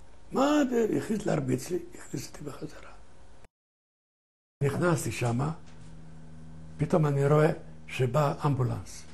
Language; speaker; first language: Hebrew; non-native, fluent; Ladino